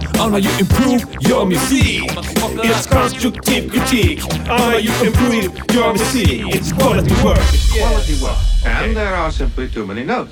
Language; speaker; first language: English; non-native, fluent; Swedish